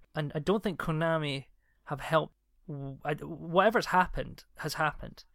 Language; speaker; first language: English; native; English